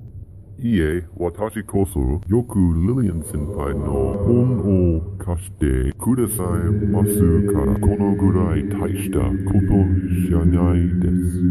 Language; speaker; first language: Japanese; non-native, learner; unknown